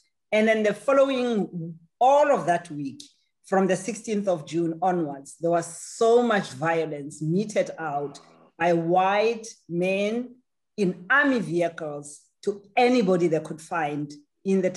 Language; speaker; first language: English; non-native, local second language; Tswana